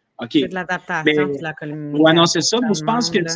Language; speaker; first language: French; native; French